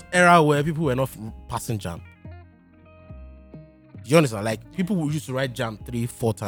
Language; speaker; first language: English; non-native, local second language; Yoruba